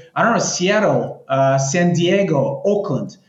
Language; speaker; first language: English; non-native, fluent; Turkish